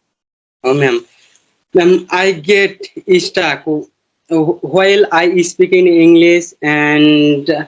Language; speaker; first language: English; non-native, learner; Bangla